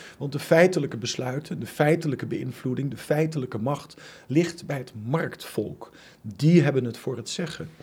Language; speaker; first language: Dutch; native; Dutch